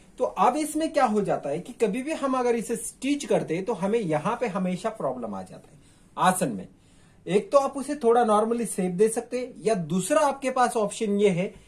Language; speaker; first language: Hindi; non-native, local second language; Marathi